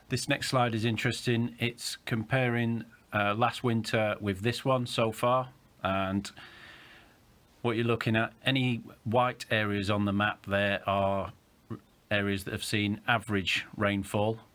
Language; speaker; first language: English; native; English